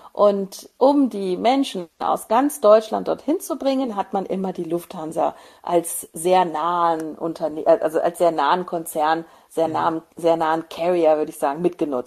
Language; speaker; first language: German; native; German